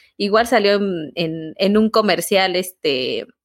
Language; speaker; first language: Spanish; native; Spanish